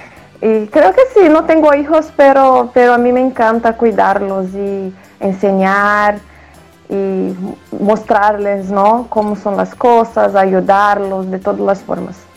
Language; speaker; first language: Spanish; non-native, fluent; Portuguese